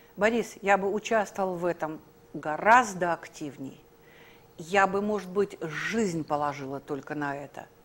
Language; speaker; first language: Russian; native; Russian